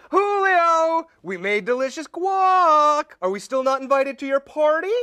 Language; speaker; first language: English; native; English